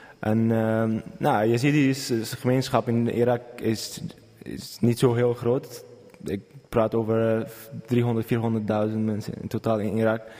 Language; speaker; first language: Dutch; non-native, fluent; Kurdish